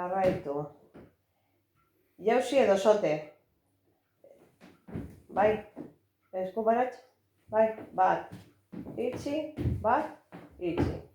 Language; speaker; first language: Basque; non-native, local second language; Spanish